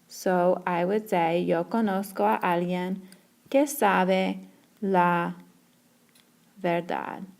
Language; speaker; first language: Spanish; non-native, fluent; English